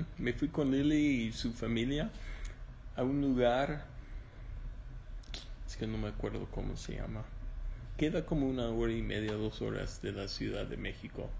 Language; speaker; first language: Spanish; non-native, learner; English